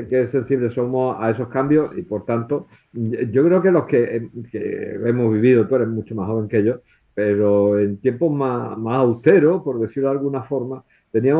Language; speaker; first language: Spanish; native; Spanish